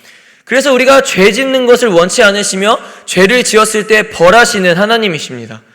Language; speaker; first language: Korean; native; Korean